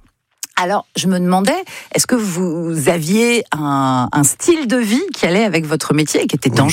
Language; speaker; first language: French; native; French